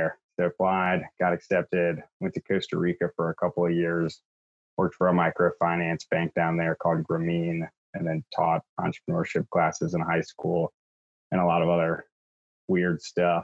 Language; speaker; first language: English; native; English